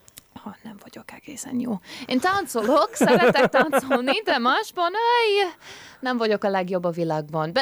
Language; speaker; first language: Hungarian; early bilingual, heritage; English